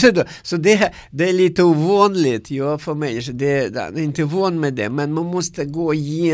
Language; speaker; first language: Swedish; non-native, learner; Russian